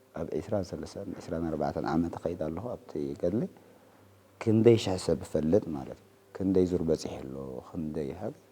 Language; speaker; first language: Tigrinya; native; Tigrinya